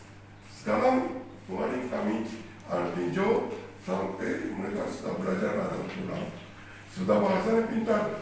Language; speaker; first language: Indonesian; non-native, fluent; Japanese